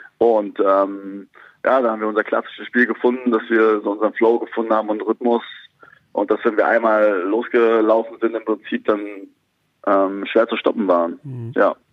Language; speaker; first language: German; native; German